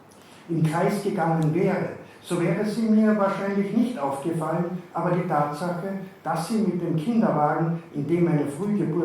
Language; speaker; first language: German; native; German